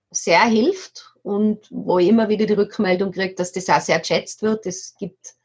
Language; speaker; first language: German; native; German